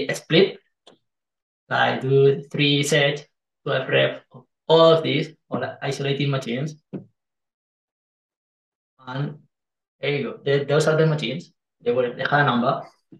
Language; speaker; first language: English; non-native, fluent; Spanish